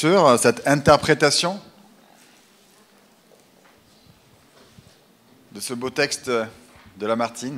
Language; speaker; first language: French; native; French